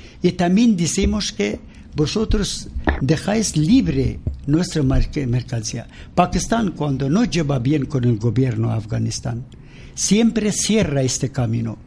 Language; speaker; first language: Spanish; non-native, learner; Persian